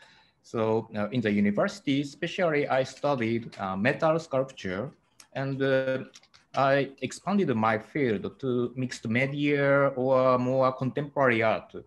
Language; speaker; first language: English; non-native, learner; Japanese